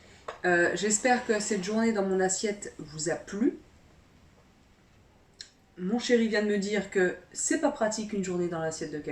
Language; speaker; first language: French; native; French